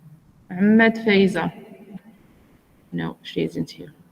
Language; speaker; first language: English; non-native, learner; Arabic